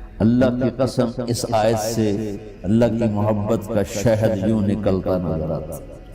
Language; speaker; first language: Urdu; non-native, local second language; Punjabi